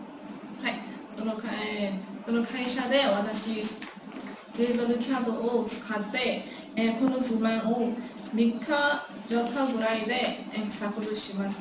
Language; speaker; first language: Japanese; non-native, learner; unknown